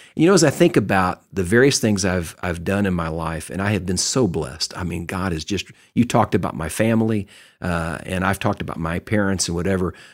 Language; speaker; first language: English; native; English